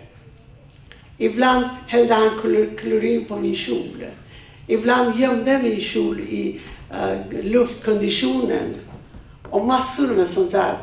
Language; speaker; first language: Swedish; non-native, fluent; Persian